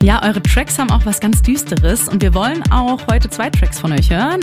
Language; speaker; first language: German; native; German